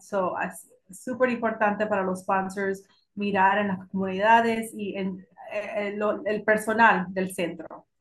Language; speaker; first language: Spanish; early bilingual, heritage; Spanish